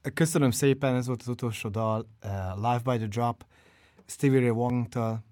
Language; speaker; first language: Hungarian; native; Hungarian